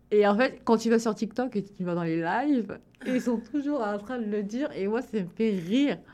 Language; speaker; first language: French; early bilingual, other home language; Wolof